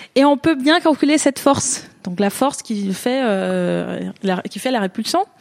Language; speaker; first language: French; non-native, fluent; Portuguese